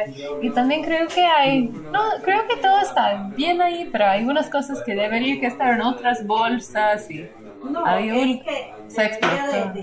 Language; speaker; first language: Spanish; non-native, fluent; English